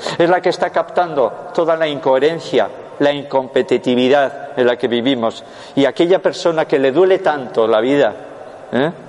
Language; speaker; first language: Spanish; non-native, local second language; Basque